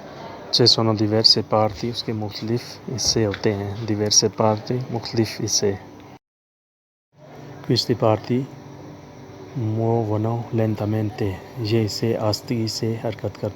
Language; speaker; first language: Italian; non-native, learner; Urdu